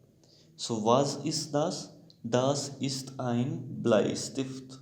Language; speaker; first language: German; non-native, fluent; Hindi